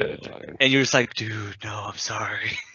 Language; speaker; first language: English; native; English